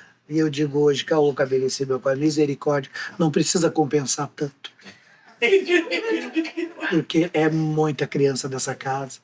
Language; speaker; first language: Portuguese; native; Portuguese